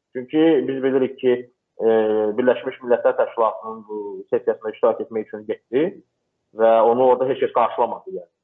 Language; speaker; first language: Azerbaijani; non-native, local second language; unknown